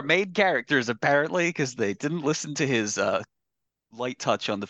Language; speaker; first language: English; native; English